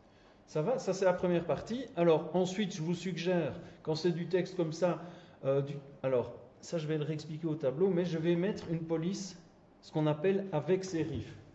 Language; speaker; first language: French; native; French